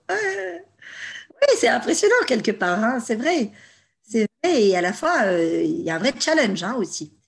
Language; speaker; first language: French; native; French